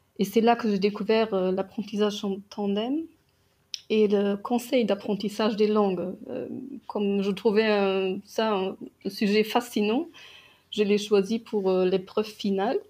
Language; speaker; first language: French; non-native, fluent; German